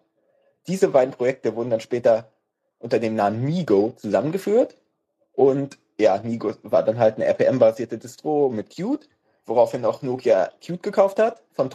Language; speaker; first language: German; native; German